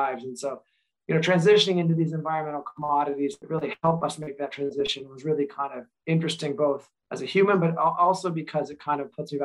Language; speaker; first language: English; native; English